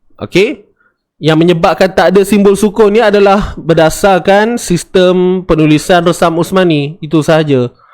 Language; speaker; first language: Malay; native; Malay